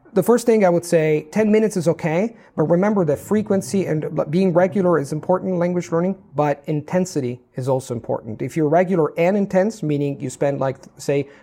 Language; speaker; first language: English; non-native, fluent; Italian